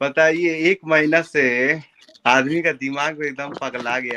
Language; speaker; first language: Hindi; native; Hindi